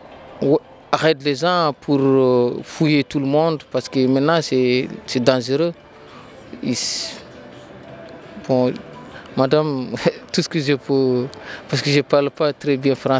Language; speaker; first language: French; non-native, learner; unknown